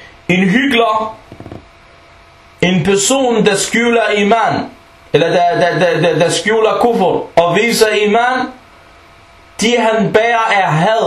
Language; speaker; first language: Danish; early bilingual, other home language; Arabic